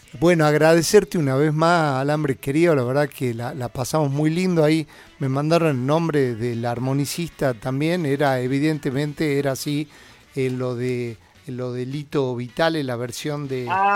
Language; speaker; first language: Spanish; native; Spanish